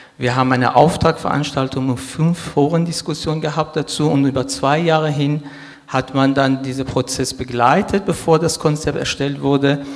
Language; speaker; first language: German; non-native, fluent; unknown